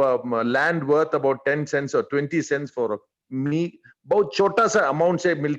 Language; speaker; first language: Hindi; non-native, learner; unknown